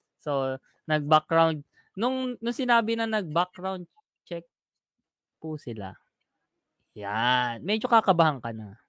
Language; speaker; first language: Filipino; native; Filipino